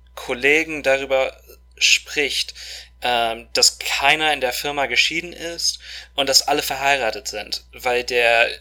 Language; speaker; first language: German; non-native, fluent; Russian